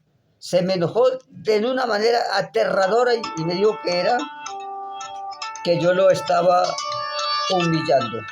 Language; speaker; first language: Spanish; native; Spanish